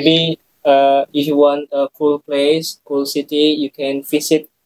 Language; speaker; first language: English; non-native, learner; Indonesian